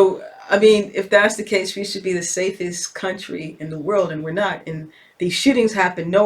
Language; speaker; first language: English; native; English